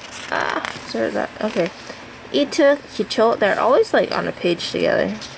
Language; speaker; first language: English; native; English